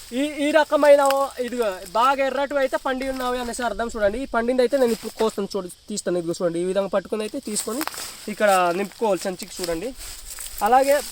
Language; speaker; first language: Telugu; non-native, local second language; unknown